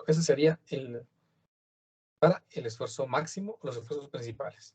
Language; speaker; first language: Spanish; native; Spanish